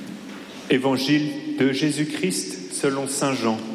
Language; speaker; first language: French; native; French